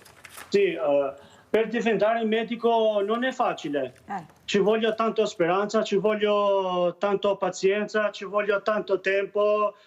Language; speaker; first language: Italian; non-native, learner; Albanian